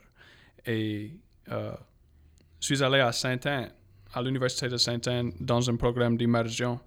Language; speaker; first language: French; non-native, local second language; English